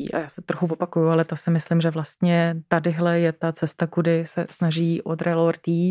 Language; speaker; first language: Czech; native; Czech